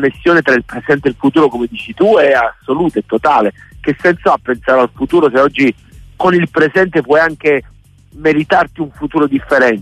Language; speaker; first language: Italian; native; Italian